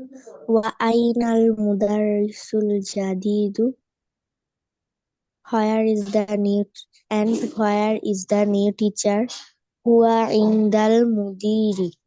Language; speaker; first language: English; non-native, learner; Bangla